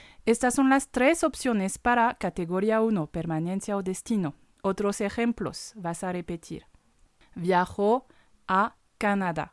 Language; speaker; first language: Spanish; non-native, fluent; French